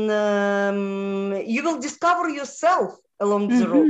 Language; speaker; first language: English; non-native, fluent; Russian